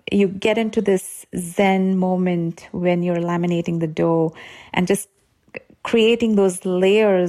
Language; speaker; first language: English; non-native, local second language; Gujarati